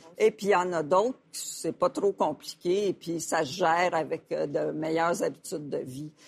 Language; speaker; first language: French; native; French